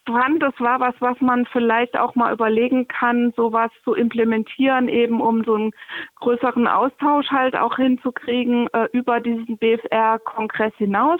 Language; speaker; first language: German; native; German